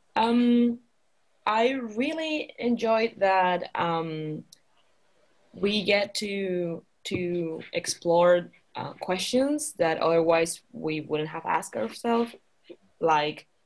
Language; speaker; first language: English; non-native, fluent; Spanish